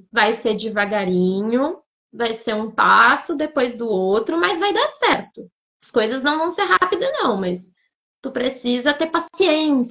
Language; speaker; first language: Portuguese; native; Portuguese